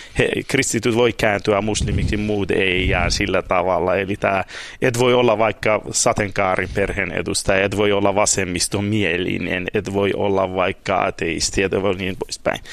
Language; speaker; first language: Finnish; non-native, fluent; Kurdish